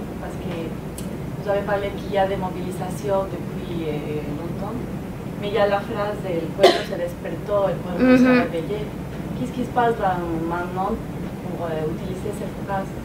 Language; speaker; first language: French; non-native, learner; Spanish